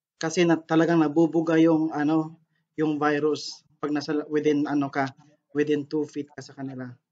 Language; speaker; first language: Filipino; non-native, local second language; Cebuano